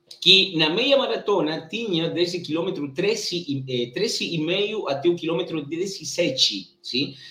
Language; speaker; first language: Portuguese; non-native, learner; Spanish